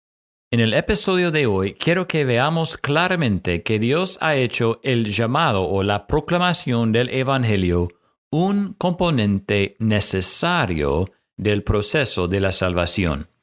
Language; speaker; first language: Spanish; non-native, fluent; English